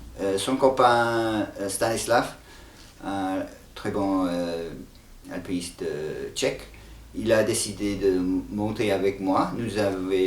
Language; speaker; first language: French; non-native, fluent; English